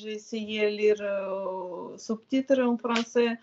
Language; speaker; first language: French; non-native, learner; Ukrainian